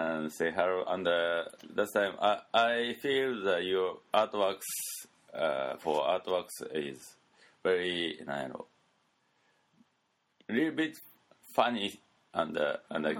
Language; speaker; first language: English; non-native, learner; Japanese